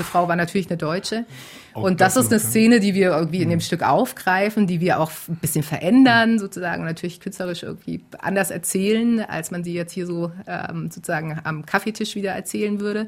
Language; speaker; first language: German; native; German